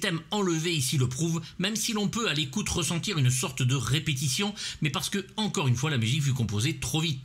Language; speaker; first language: French; native; French